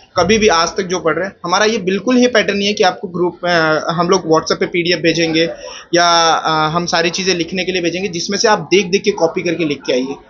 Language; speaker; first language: Hindi; native; Hindi